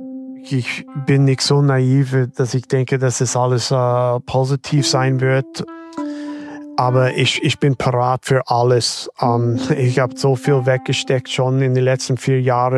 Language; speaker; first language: German; non-native, fluent; English